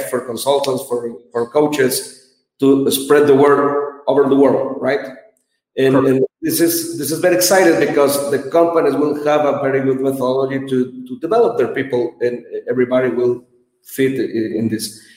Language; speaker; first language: English; non-native, learner; Spanish